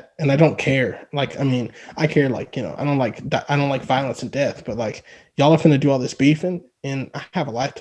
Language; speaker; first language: English; native; English